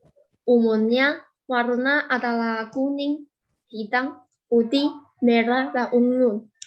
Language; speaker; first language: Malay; non-native, fluent; Chinese